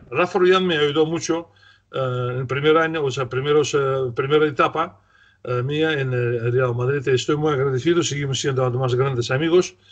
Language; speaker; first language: Spanish; non-native, fluent; Russian